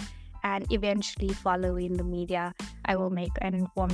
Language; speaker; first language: English; native; English